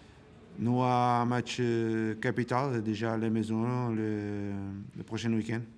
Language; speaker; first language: French; non-native, learner; Portuguese